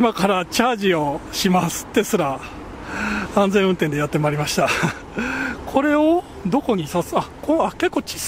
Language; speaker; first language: Japanese; native; Japanese